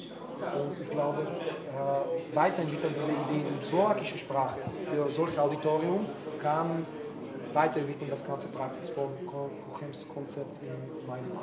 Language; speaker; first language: German; non-native, learner; Slovak